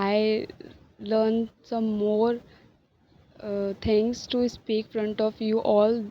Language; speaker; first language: English; non-native, learner; Hindi